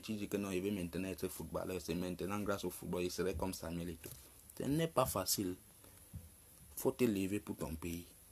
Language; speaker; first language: French; non-native, local second language; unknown